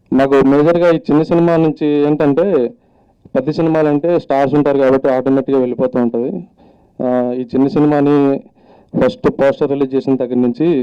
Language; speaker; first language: Telugu; native; Telugu